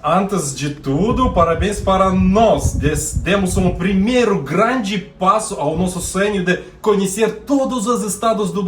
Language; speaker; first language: Portuguese; non-native, learner; Russian